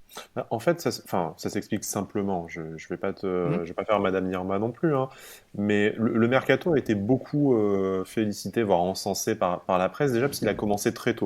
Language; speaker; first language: French; native; French